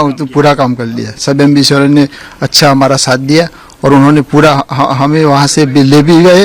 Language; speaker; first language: Hindi; native; Hindi